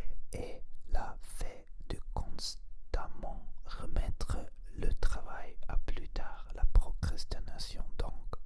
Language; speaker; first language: French; non-native, learner; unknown